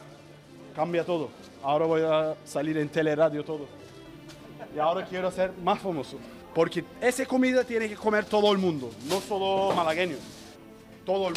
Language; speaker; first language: Spanish; non-native, learner; Turkish